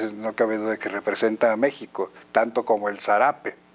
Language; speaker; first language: Spanish; native; Spanish